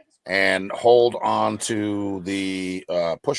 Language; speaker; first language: English; native; English